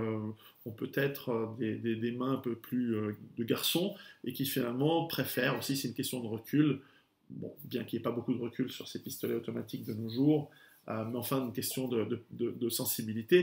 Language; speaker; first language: French; native; French